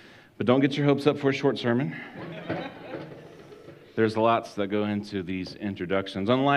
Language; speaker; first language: English; native; English